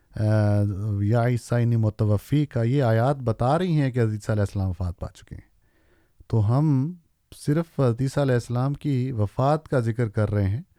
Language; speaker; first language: Urdu; native; Urdu